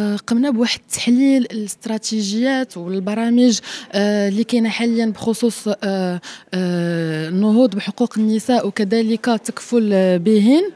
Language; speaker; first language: Arabic; native; Arabic